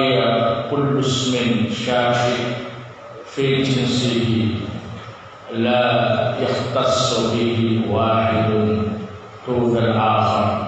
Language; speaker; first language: Arabic; non-native, fluent; Indonesian